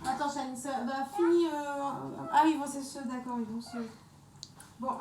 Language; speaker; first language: French; native; French